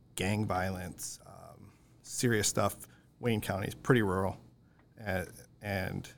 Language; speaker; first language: English; native; English